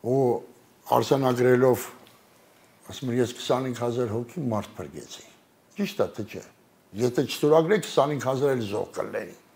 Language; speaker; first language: Armenian; native; Armenian